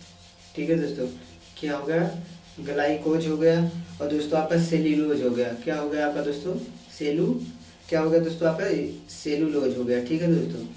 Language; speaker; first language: Hindi; native; Hindi